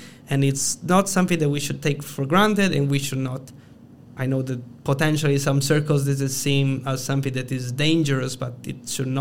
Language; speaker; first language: English; non-native, fluent; Italian